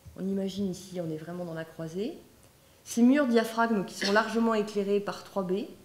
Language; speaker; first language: French; native; French